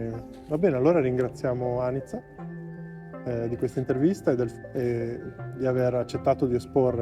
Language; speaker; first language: Italian; native; Italian